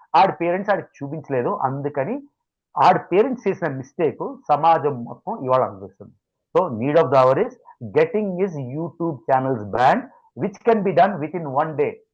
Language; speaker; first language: Telugu; native; Telugu